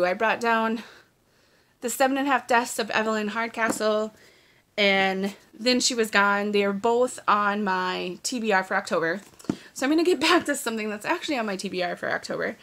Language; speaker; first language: English; native; English